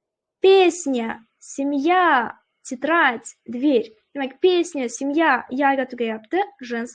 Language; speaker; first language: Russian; non-native, local second language; Uzbek